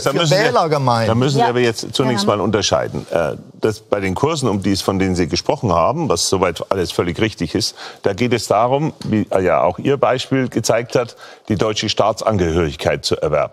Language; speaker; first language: German; native; German